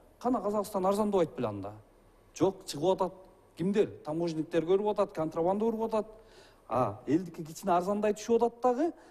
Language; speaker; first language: Kyrgyz; native; Kyrgyz